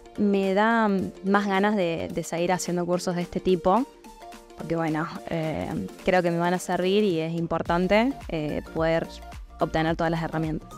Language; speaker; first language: Spanish; native; Spanish